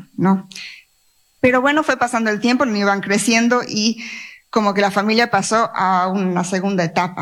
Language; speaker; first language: Spanish; native; Spanish